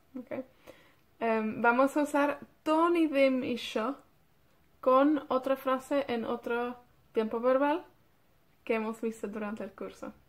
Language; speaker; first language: Spanish; non-native, fluent; Welsh